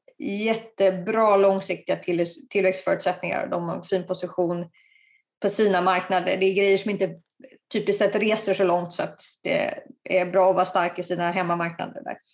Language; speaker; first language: Swedish; native; Swedish